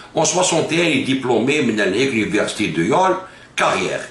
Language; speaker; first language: French; non-native, local second language; Arabic